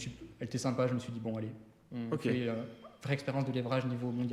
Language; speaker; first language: French; native; French